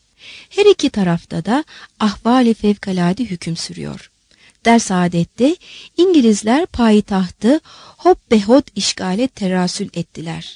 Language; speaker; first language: Turkish; native; Turkish